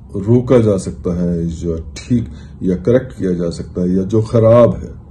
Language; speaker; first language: Hindi; non-native, local second language; Punjabi